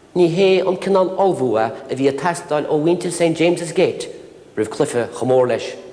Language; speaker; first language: Irish; native; Irish